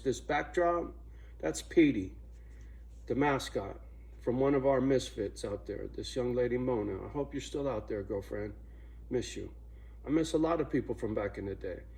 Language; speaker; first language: English; native; English